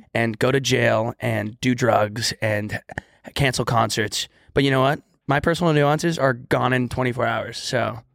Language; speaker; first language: English; native; English